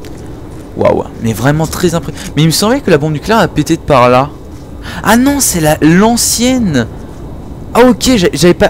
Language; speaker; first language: French; native; French